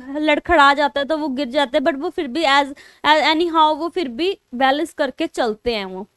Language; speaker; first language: Hindi; non-native, local second language; Punjabi